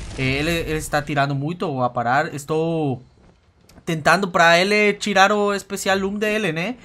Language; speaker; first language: Portuguese; non-native, fluent; Spanish